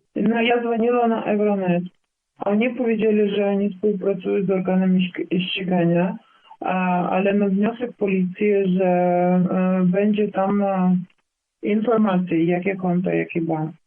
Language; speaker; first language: Polish; non-native, learner; Ukrainian